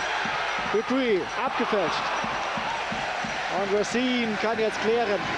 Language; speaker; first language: German; native; German